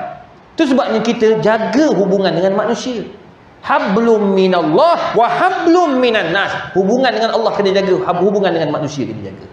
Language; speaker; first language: Malay; native; Malay